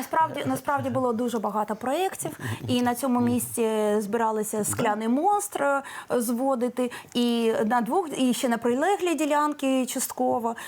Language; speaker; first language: Ukrainian; native; Ukrainian